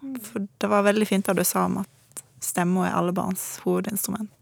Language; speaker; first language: Norwegian; native; Norwegian